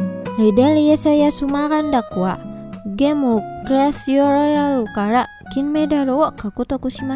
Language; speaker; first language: Japanese; non-native, fluent; Indonesian